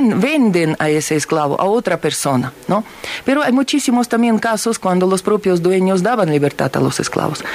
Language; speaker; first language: Spanish; non-native, fluent; Ukrainian